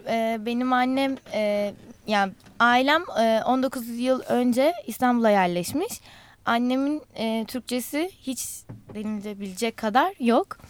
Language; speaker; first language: Turkish; non-native, local second language; Kurdish